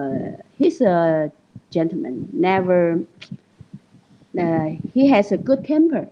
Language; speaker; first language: English; non-native, learner; Chinese